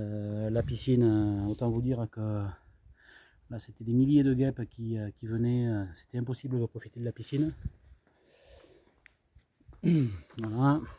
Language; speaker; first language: French; native; French